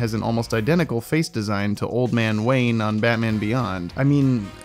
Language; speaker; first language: English; native; English